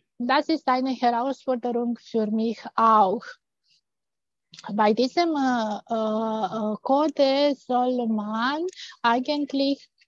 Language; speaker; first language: German; non-native, fluent; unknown